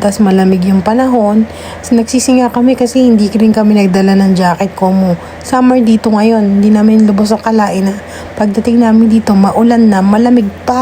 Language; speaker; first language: Filipino; native; Filipino